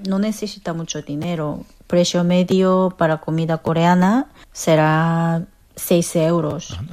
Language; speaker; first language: Spanish; non-native, fluent; Korean